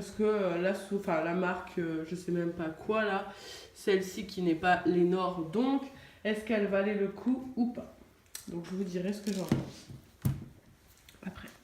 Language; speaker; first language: French; native; French